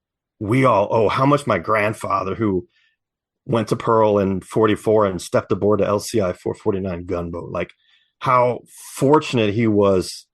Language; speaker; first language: English; native; English